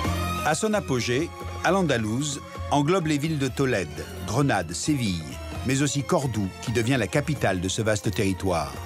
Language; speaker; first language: French; native; French